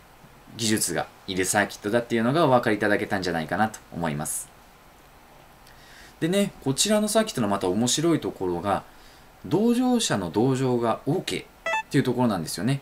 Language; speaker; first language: Japanese; native; Japanese